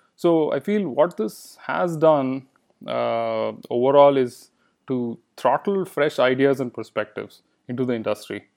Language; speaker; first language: English; non-native, local second language; Kannada